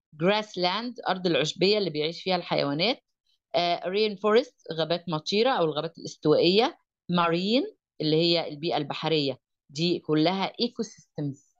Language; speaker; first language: Arabic; native; Arabic